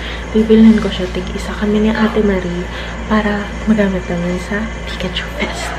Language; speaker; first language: Filipino; early bilingual, heritage; Filipino